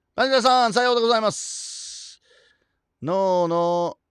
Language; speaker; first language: Japanese; non-native, fluent; English